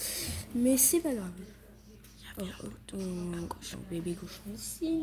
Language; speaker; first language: French; native; French